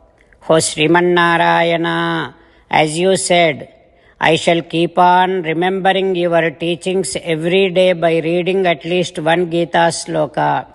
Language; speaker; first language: English; non-native, local second language; Telugu